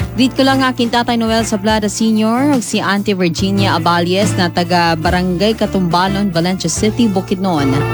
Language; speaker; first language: Filipino; non-native, local second language; Cebuano